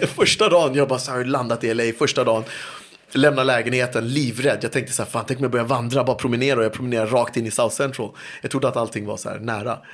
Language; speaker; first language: Swedish; early bilingual, other home language; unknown